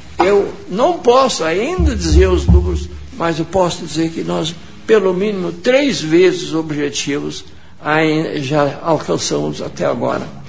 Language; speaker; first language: Portuguese; non-native, local second language; German